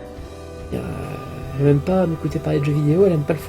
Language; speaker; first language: French; native; French